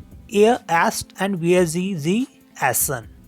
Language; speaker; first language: German; non-native, learner; Hindi